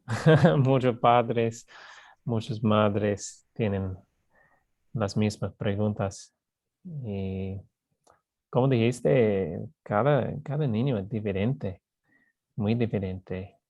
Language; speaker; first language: Spanish; non-native, fluent; English